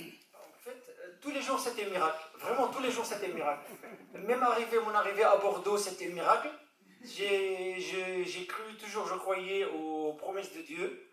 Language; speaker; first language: French; non-native, fluent; Arabic